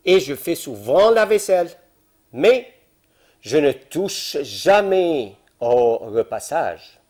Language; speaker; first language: French; non-native, fluent; Arabic